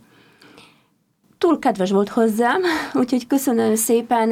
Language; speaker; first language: Hungarian; non-native, fluent; Polish